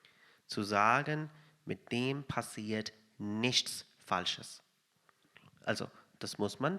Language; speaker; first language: German; non-native, fluent; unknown